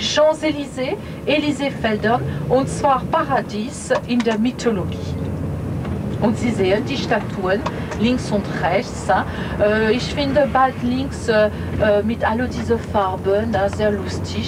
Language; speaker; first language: German; non-native, fluent; French